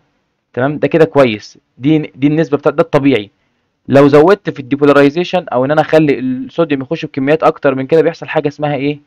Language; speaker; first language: Arabic; native; Arabic